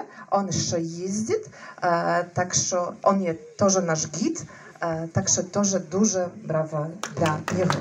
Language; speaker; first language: Ukrainian; non-native, learner; Russian